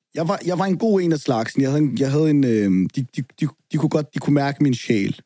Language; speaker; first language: Danish; early bilingual, other home language; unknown